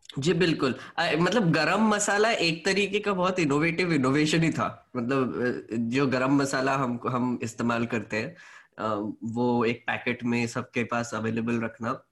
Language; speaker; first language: Hindi; non-native, local second language; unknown